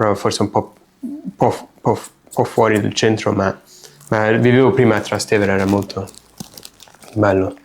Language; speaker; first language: Italian; non-native, fluent; English